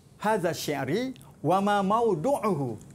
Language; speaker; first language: Arabic; non-native, fluent; Malay